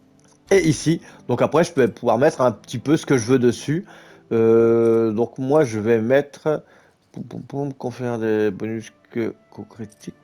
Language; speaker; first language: French; native; French